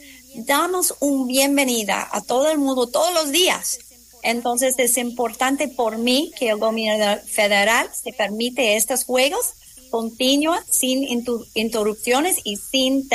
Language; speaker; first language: Spanish; non-native, fluent; English